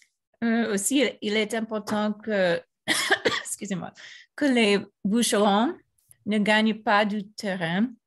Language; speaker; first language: French; non-native, fluent; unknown